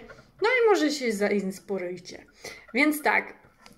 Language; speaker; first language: Polish; early bilingual, heritage; English